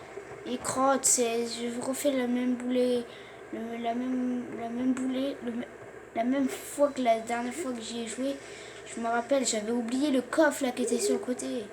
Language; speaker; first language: French; native; French